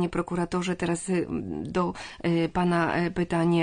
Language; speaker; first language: Polish; native; Polish